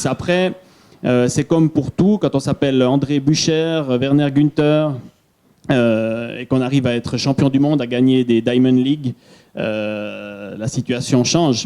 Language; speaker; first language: French; native; French